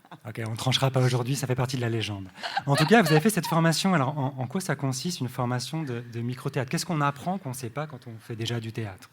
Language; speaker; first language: French; native; French